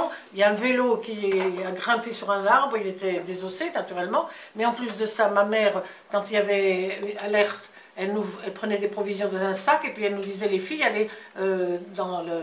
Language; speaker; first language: French; native; French